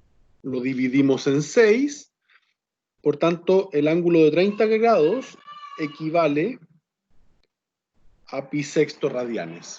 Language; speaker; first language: Spanish; native; Spanish